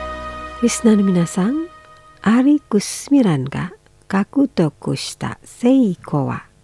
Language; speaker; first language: Japanese; non-native, fluent; Indonesian